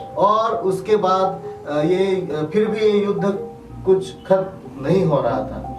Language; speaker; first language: Hindi; non-native, local second language; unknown